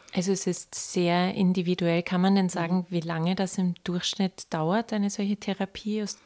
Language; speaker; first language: German; native; German